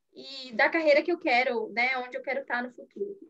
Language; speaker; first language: Portuguese; native; Portuguese